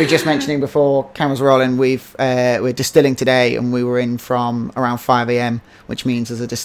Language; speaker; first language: English; native; English